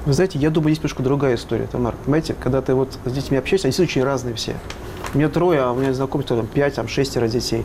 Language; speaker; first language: Russian; native; Russian